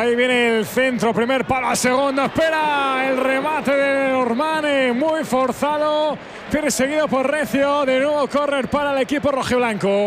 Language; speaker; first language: Spanish; native; Spanish